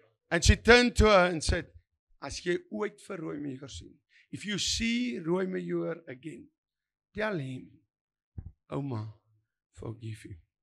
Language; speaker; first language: English; non-native, learner; Afrikaans